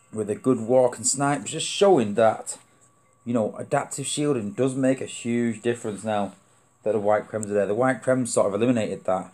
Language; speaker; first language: English; native; English